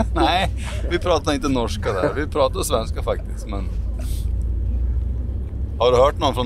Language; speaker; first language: Swedish; native; Swedish